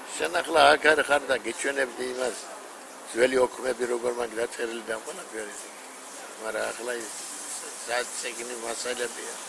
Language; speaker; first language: Georgian; non-native, local second language; Svan